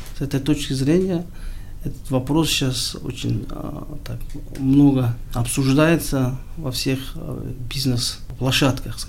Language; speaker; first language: Russian; non-native, local second language; Tajik